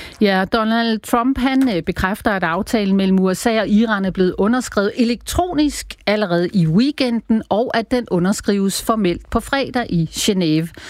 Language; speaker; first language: Danish; native; Danish